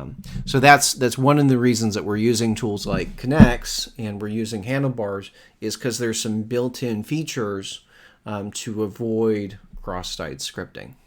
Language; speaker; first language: English; native; English